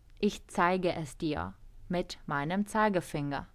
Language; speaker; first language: German; non-native, fluent; Czech